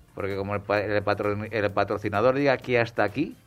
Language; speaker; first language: Spanish; native; Spanish